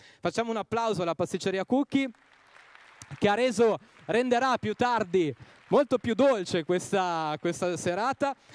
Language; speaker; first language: Italian; native; Italian